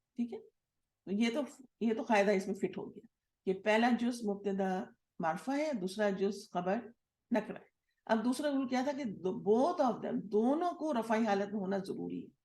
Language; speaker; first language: Urdu; native; Urdu